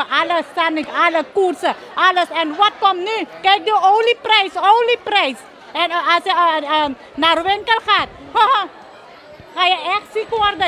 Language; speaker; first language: Dutch; non-native, local second language; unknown